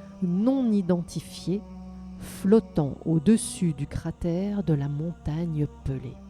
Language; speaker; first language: French; native; French